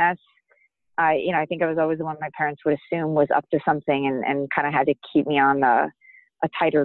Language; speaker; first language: English; native; English